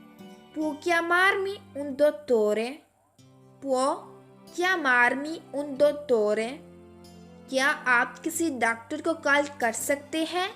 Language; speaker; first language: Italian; non-native, fluent; Urdu